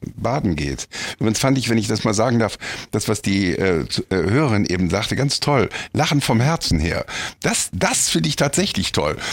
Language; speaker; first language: German; native; German